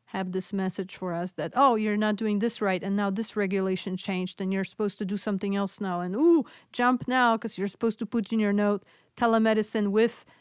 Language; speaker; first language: English; non-native, fluent; Polish